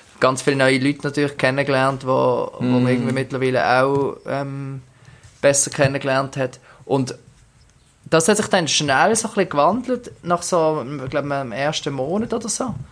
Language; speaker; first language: German; native; German